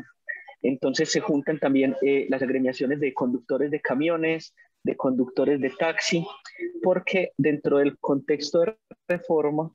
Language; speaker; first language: Spanish; native; Spanish